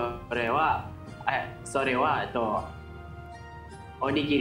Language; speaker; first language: Japanese; non-native, learner; Malay